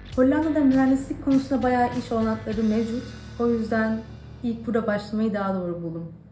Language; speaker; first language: Turkish; native; Turkish